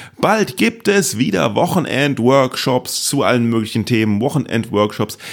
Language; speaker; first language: German; native; German